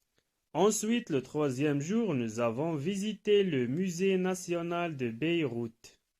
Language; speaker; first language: French; non-native, local second language; Arabic